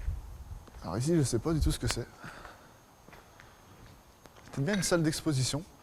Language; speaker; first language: French; native; French